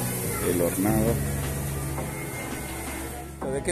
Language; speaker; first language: Spanish; native; Spanish